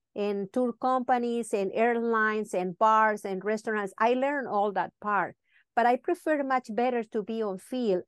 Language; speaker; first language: English; non-native, fluent; Spanish